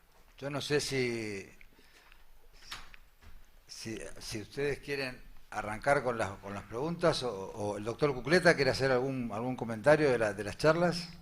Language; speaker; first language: Spanish; native; Spanish